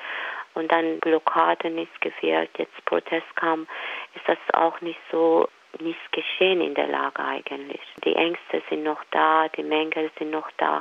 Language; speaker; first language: German; non-native, fluent; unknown